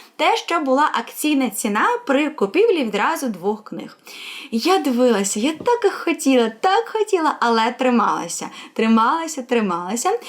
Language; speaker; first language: Ukrainian; non-native, local second language; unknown